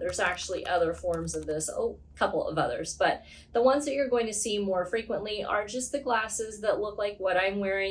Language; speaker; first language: English; native; English